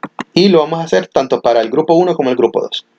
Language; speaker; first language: Spanish; native; Spanish